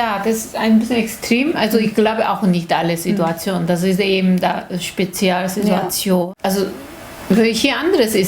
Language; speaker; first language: German; non-native, learner; Korean